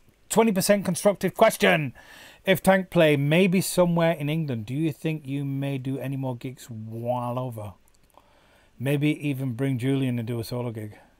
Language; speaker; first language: English; native; English